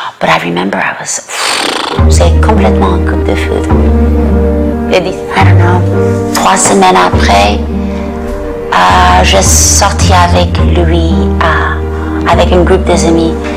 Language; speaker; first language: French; non-native, learner; English